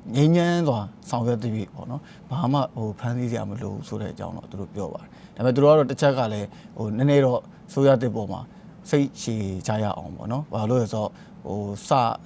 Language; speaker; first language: Burmese; native; Burmese